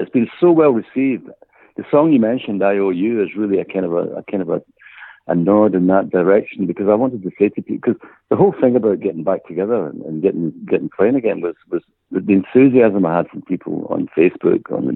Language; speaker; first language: English; native; English